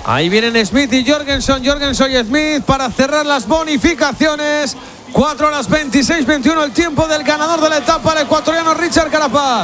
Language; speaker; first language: Spanish; native; Spanish